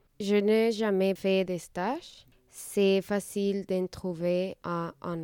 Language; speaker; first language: French; non-native, learner; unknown